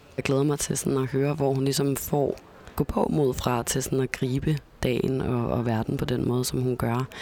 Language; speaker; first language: Danish; native; Danish